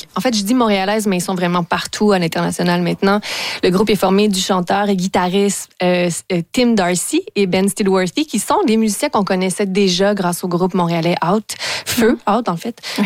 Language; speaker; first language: French; native; French